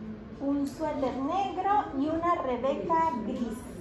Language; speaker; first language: Spanish; non-native, fluent; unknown